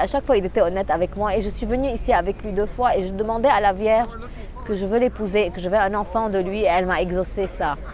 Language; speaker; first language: French; non-native, local second language; Arabic